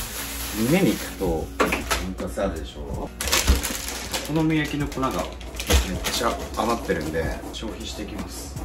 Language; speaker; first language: Japanese; native; Japanese